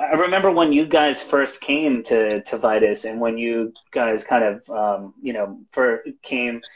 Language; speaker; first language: English; native; English